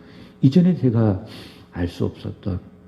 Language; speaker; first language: Korean; native; Korean